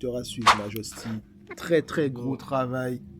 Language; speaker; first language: French; native; French